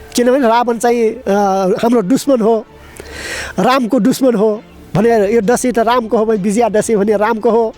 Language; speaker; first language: Nepali; non-native, local second language; Dangaura Tharu